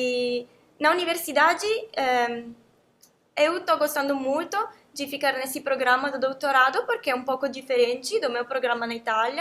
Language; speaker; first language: Portuguese; non-native, fluent; Italian